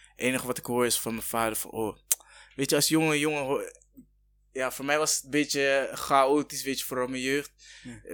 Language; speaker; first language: Dutch; early bilingual, other home language; Kinyarwanda